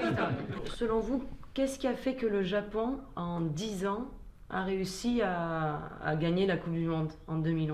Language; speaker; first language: French; native; French